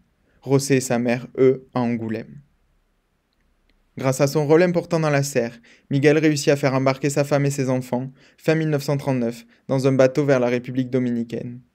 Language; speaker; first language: French; native; French